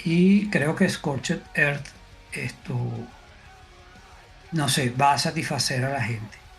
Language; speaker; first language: Spanish; native; Spanish